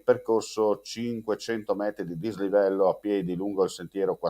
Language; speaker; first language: Italian; native; Italian